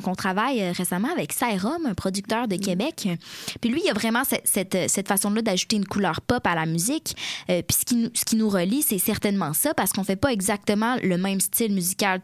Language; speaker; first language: French; native; French